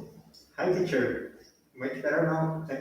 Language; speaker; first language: English; non-native, learner; Portuguese